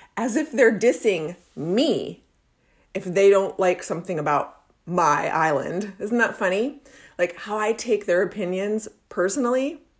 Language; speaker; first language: English; native; English